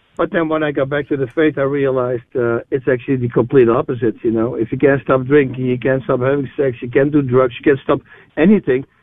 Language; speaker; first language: English; non-native, fluent; Dutch